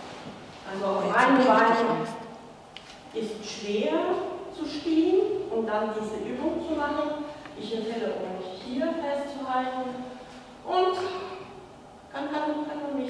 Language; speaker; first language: German; non-native, fluent; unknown